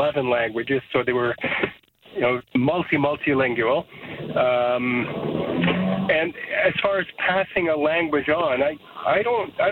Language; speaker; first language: English; non-native, fluent; Serbian